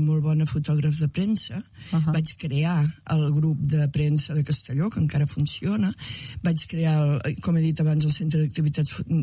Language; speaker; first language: Catalan; native; Catalan